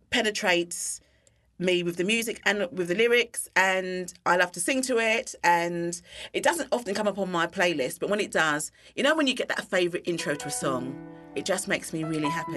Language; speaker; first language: English; native; English